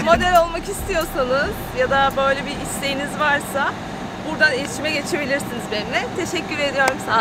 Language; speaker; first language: Turkish; native; Turkish